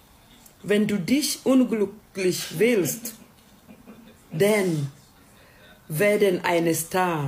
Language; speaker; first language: German; non-native, learner; Swahili